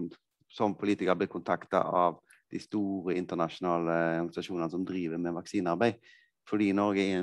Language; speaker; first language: Norwegian; native; Norwegian